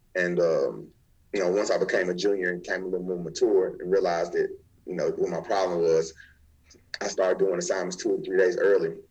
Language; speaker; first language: English; native; English